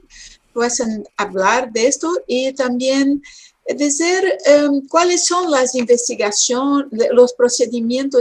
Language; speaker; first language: Spanish; non-native, fluent; Portuguese